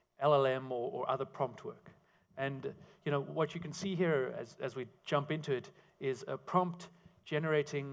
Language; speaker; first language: English; native; English